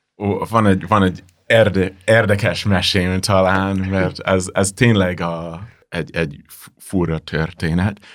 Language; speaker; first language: Hungarian; non-native, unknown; English